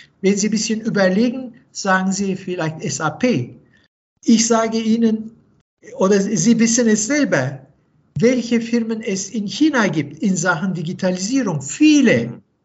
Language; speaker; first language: German; non-native, fluent; Turkish